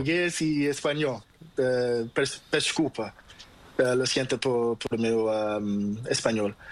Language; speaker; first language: Spanish; non-native, learner; Portuguese